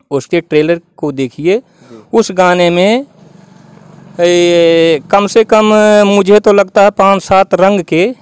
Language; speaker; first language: Hindi; native; Hindi